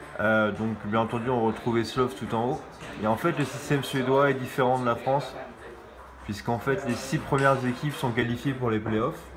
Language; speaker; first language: French; native; French